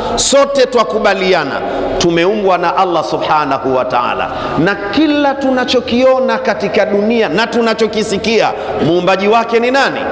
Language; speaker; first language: Swahili; non-native, local second language; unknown